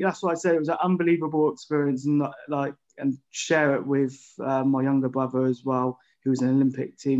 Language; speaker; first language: English; native; English